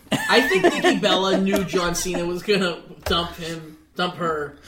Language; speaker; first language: English; early bilingual, other home language; Greek